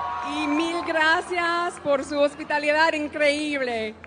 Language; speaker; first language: Spanish; non-native, fluent; English